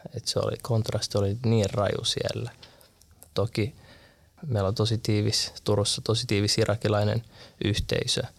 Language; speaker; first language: Finnish; early bilingual, other home language; Arabic